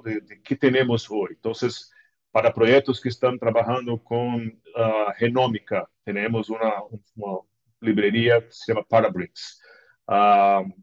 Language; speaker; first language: Spanish; non-native, fluent; Portuguese